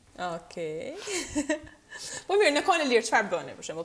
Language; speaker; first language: Albanian; native; Albanian